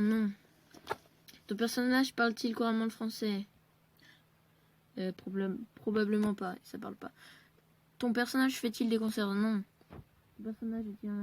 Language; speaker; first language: French; native; French